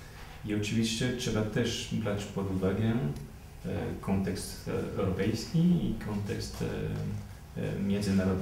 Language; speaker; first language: Polish; non-native, fluent; French